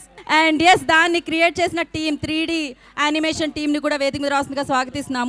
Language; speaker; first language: Telugu; native; Telugu